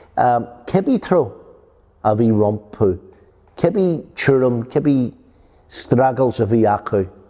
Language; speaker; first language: Irish; non-native, local second language; English